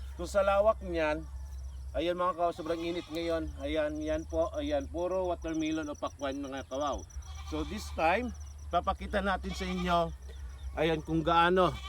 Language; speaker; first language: Filipino; non-native, local second language; Cebuano